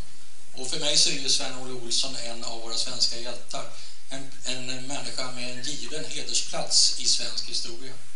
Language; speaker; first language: Swedish; native; Swedish